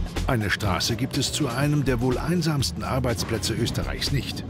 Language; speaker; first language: German; native; German